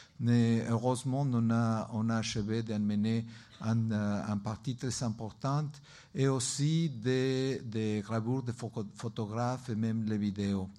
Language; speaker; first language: French; non-native, learner; Spanish